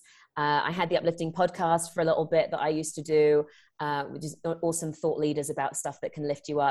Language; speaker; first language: English; native; English